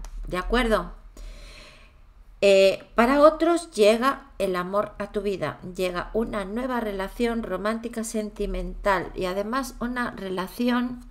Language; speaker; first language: Spanish; native; Spanish